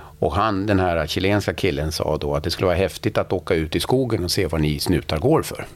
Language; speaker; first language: Swedish; native; Swedish